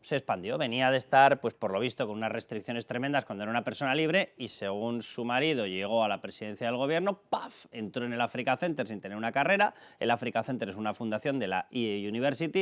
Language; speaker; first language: Spanish; native; Spanish